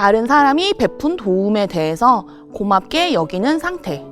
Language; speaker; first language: Korean; native; Korean